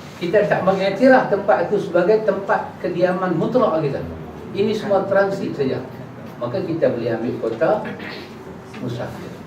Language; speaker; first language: Malay; native; Malay